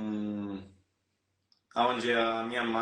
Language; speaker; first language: Portuguese; non-native, fluent; Spanish